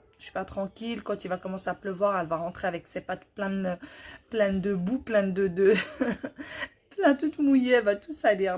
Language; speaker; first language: French; native; French